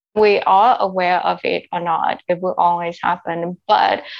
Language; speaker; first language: English; non-native, fluent; Vietnamese